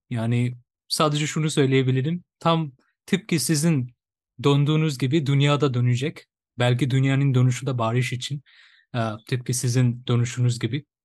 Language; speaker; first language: Turkish; non-native, fluent; Bangla